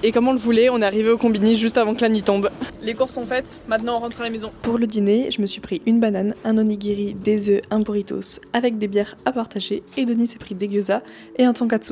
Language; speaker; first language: French; native; French